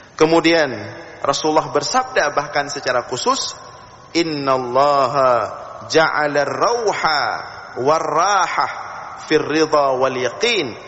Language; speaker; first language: Malay; non-native, local second language; Achinese